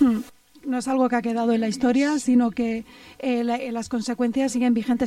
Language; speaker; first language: Spanish; native; Spanish